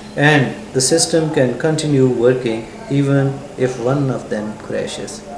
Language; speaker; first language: English; non-native, local second language; Urdu